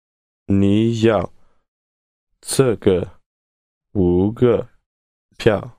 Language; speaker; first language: Chinese; non-native, learner; English